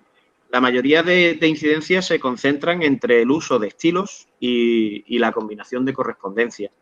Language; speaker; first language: Spanish; native; Spanish